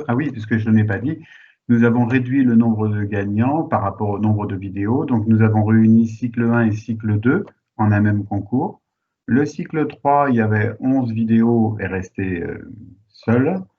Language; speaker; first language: French; native; French